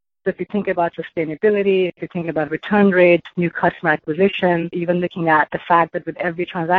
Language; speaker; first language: English; non-native, local second language; Hindi